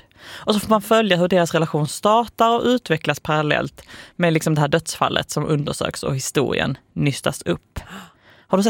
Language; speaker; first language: Swedish; native; Swedish